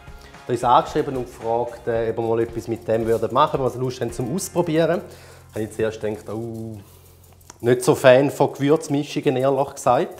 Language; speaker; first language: German; native; German